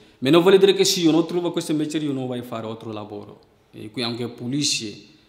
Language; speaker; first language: Italian; non-native, learner; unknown